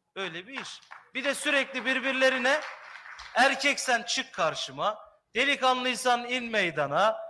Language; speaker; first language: Turkish; native; Turkish